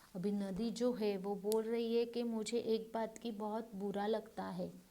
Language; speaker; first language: Hindi; non-native, local second language; Marathi